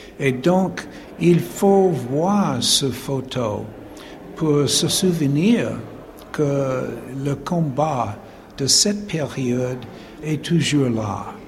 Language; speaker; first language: French; non-native, fluent; English